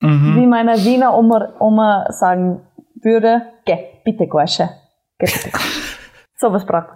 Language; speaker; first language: German; non-native, fluent; English